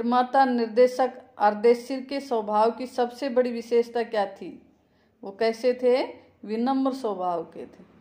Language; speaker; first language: Hindi; native; Hindi